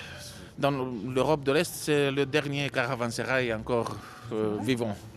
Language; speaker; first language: French; non-native, fluent; Romanian